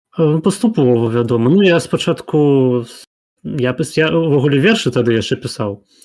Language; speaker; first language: Belarusian; non-native, local second language; Russian